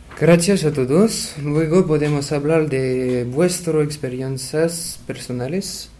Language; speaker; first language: Spanish; non-native, learner; French